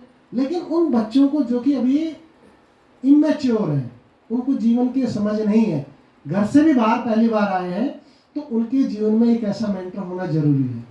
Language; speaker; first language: Hindi; native; Hindi